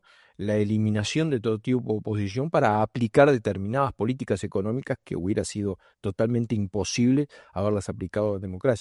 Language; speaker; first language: Spanish; native; Spanish